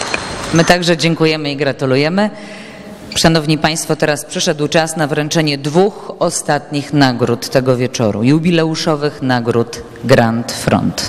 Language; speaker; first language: Polish; native; Polish